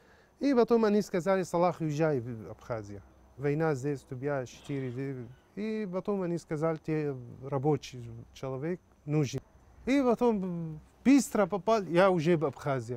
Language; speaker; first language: Russian; non-native, learner; Arabic